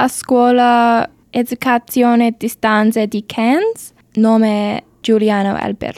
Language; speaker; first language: Italian; non-native, learner; English